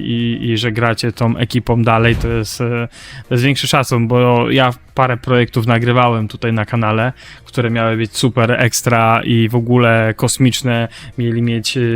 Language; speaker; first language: Polish; native; Polish